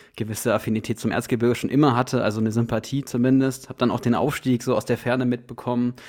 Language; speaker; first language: German; native; German